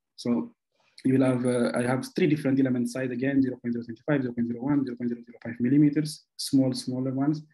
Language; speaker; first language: English; non-native, local second language; Amharic